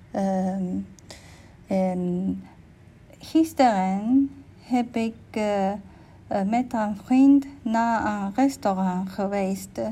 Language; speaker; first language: Dutch; non-native, learner; English